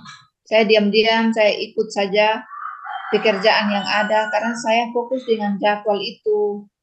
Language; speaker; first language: Indonesian; non-native, local second language; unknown